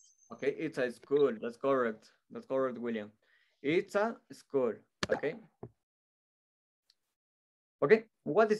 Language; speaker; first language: English; non-native, fluent; Spanish